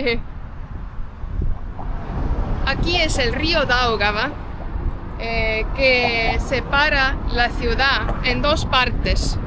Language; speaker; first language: Spanish; non-native, fluent; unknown